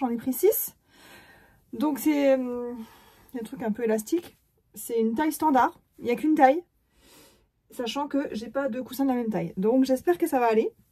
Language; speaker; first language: French; native; French